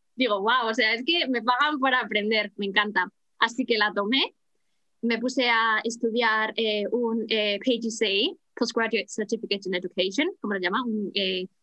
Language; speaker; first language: Spanish; native; Spanish